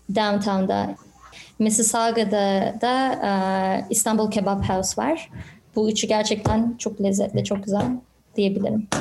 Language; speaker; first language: Turkish; early bilingual, heritage; Turkish